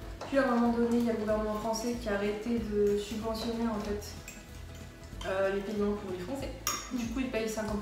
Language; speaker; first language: French; non-native, fluent; Spanish